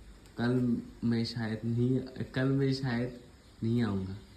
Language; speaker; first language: Hindi; native; Hindi